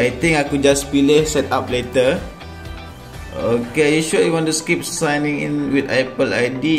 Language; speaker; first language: English; non-native, local second language; Malay